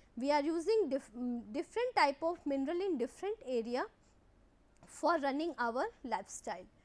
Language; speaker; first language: English; non-native, local second language; Hindi